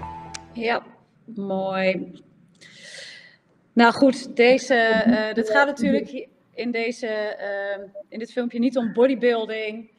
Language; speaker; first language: Dutch; native; Dutch